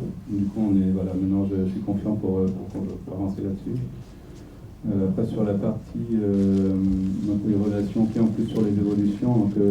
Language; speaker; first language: French; native; French